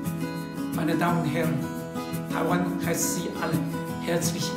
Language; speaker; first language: German; non-native, fluent; Chinese